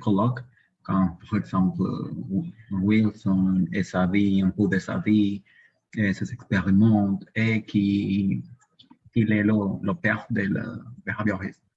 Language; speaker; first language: French; non-native, learner; Spanish